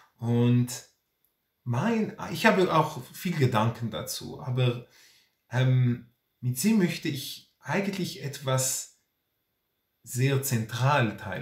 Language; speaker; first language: German; non-native, fluent; Hebrew